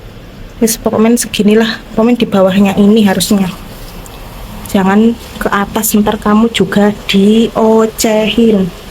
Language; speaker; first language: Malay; non-native, local second language; Javanese